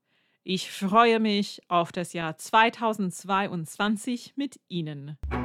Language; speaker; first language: German; non-native, fluent; English